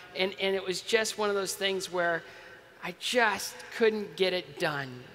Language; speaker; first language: English; native; English